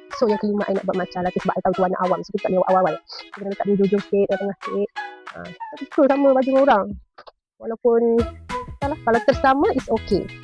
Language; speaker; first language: Malay; native; Malay